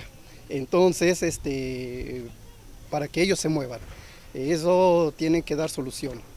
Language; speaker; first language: Spanish; native; Spanish